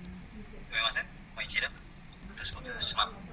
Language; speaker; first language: Japanese; non-native, learner; Indonesian